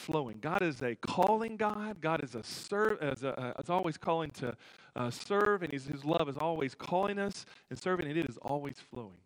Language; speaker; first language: English; native; English